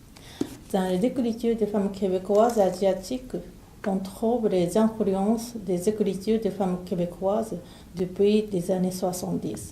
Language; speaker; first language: French; non-native, fluent; Japanese